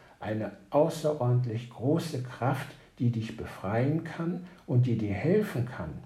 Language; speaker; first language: German; native; German